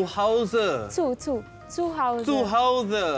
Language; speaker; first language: German; early bilingual, heritage; German